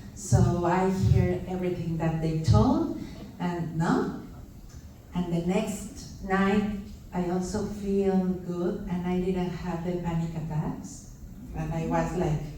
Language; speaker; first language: English; non-native, learner; Spanish